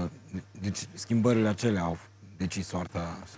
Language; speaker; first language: Romanian; native; Romanian